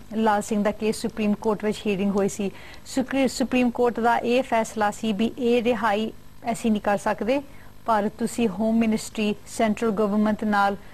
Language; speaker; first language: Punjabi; early bilingual, heritage; Punjabi